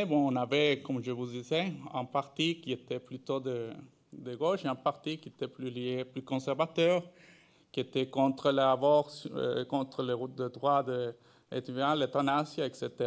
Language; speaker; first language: French; non-native, fluent; Spanish